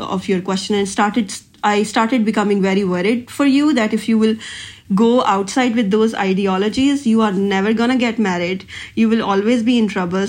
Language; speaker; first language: English; non-native, local second language; Punjabi